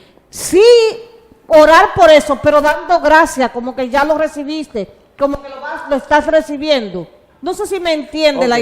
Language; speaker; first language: Spanish; native; Spanish